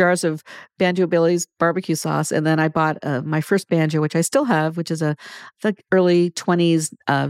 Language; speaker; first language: English; native; English